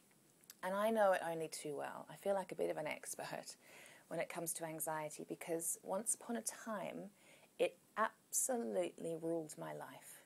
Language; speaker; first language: English; native; English